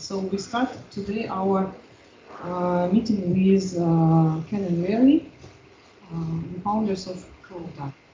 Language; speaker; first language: English; non-native, fluent; Russian